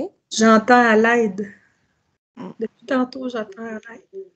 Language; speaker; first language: French; native; French